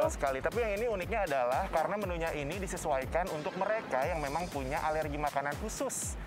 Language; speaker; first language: Indonesian; native; Indonesian